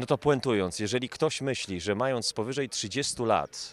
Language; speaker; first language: Polish; native; Polish